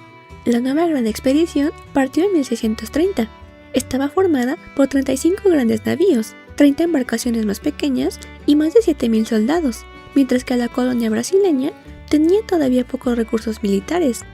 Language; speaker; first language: Spanish; native; Spanish